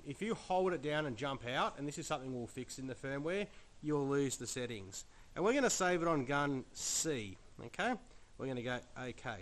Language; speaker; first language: English; native; English